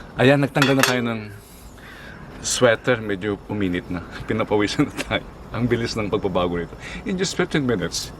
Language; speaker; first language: Filipino; non-native, local second language; Iloko